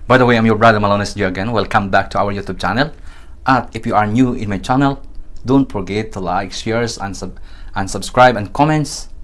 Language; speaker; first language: English; non-native, local second language; Filipino